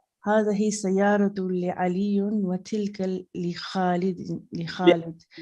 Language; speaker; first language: Arabic; non-native, learner; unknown